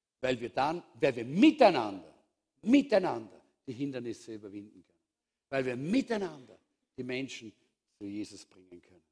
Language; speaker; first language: German; native; German